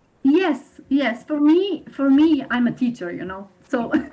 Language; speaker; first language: English; non-native, fluent; Slovenian